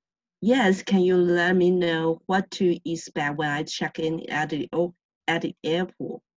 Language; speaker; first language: English; non-native, learner; Chinese